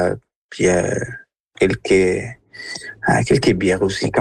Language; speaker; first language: French; non-native, fluent; Spanish